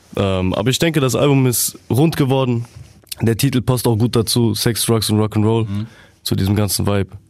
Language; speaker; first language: German; native; German